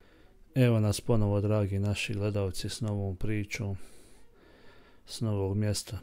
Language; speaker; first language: Croatian; native; Croatian